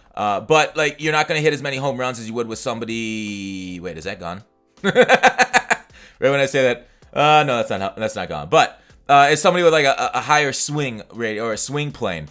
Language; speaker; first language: English; native; English